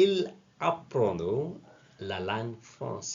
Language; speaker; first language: French; non-native, learner; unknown